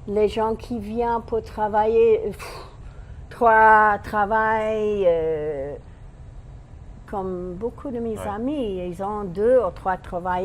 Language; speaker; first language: French; non-native, learner; English